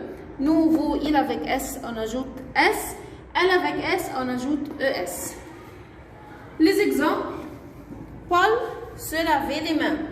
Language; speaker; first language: French; non-native, fluent; Arabic